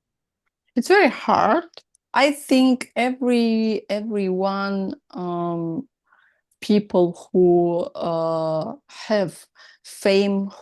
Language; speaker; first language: English; non-native, learner; Russian